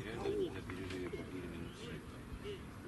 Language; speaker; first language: Russian; native; Russian